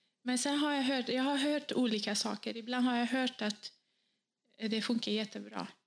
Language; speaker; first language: Swedish; non-native, fluent; Kurdish